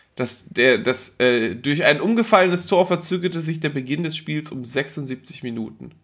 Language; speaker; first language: German; native; German